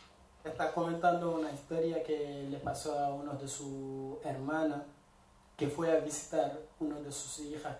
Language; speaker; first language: Spanish; non-native, fluent; Wolof